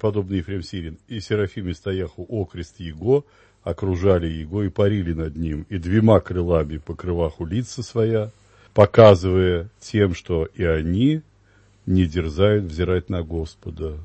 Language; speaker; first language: Russian; native; Russian